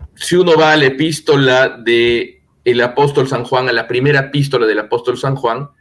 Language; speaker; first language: Spanish; native; Spanish